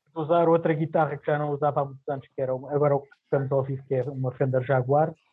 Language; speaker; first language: Portuguese; native; Portuguese